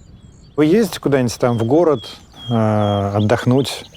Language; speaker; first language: Russian; native; Russian